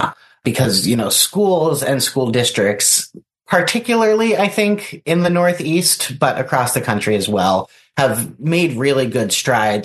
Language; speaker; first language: English; native; English